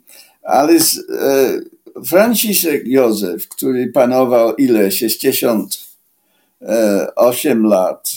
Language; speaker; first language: Polish; non-native, fluent; English